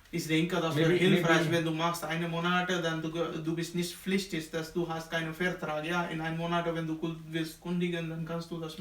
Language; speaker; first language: German; non-native, learner; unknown